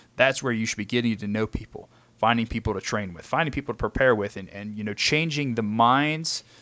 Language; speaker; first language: English; native; English